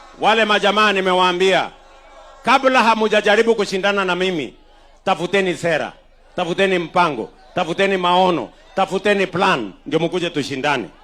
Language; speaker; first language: Swahili; non-native, local second language; Kalenjin